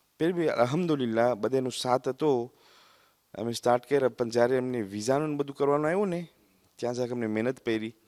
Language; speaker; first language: Gujarati; early bilingual, heritage; Gujarati